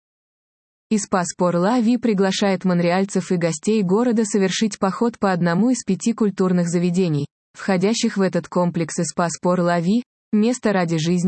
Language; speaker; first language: Russian; native; Russian